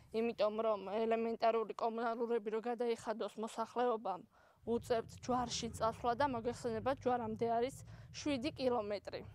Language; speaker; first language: Georgian; native; Georgian